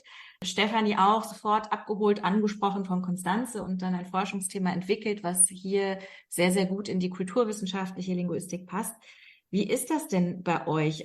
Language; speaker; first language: German; native; German